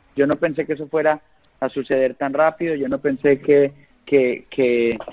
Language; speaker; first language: Spanish; native; Spanish